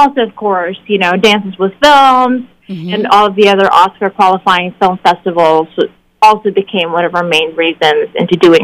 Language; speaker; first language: English; non-native, local second language; Filipino